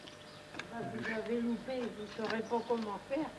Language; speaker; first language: French; native; French